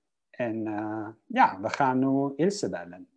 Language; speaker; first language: Dutch; non-native, fluent; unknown